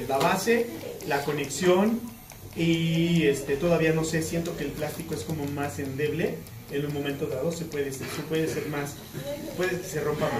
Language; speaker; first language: Spanish; native; Spanish